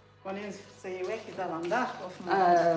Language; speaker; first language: Dutch; non-native, learner; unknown